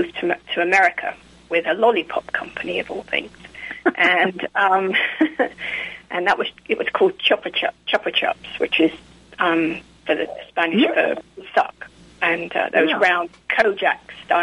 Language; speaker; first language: English; native; English